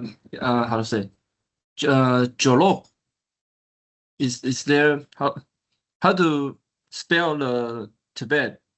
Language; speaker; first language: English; non-native, learner; Chinese